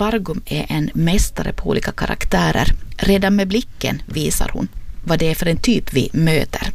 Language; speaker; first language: Swedish; native; Swedish